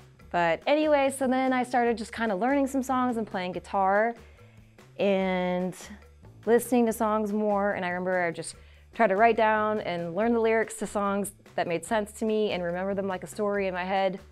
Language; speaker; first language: English; native; English